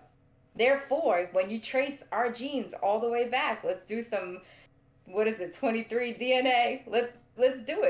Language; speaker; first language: English; native; English